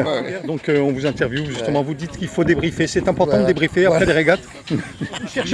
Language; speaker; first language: French; native; French